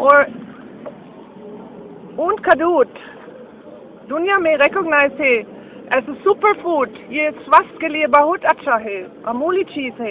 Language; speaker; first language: Hindi; non-native, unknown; German